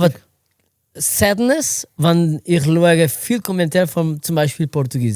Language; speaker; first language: German; non-native, learner; Portuguese